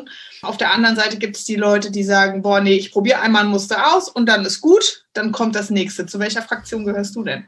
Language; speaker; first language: German; native; German